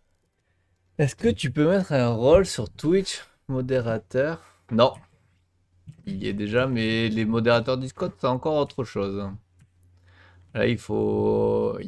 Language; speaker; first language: French; native; French